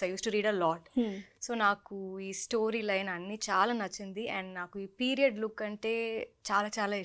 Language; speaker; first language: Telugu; non-native, fluent; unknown